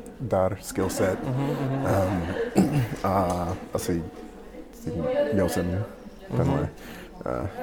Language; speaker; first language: Czech; non-native, learner; English